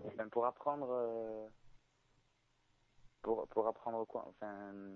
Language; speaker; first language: French; native; French